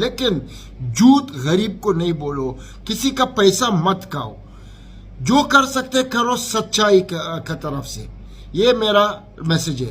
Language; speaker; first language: Hindi; non-native, learner; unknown